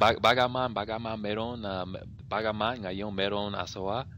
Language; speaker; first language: Filipino; non-native, learner; English